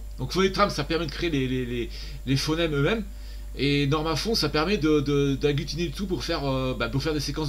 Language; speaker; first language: French; native; French